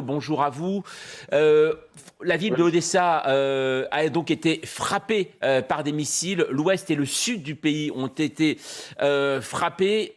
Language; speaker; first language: French; native; French